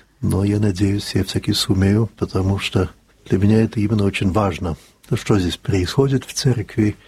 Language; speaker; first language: Russian; early bilingual, heritage; Russian